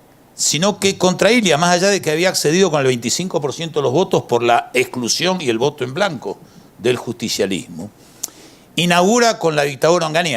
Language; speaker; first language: Spanish; native; Spanish